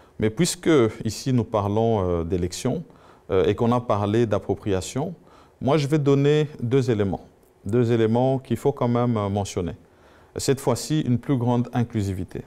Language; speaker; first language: French; non-native, local second language; Swahili